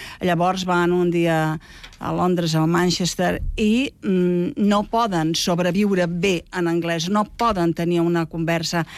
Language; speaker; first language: Catalan; native; Catalan